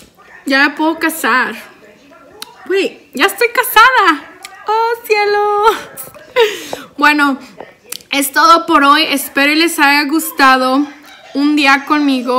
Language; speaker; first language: Spanish; early bilingual, heritage; Spanish